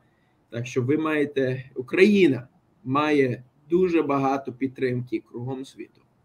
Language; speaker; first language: Ukrainian; early bilingual, heritage; Ukrainian